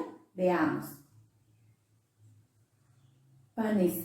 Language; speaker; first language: Spanish; non-native, local second language; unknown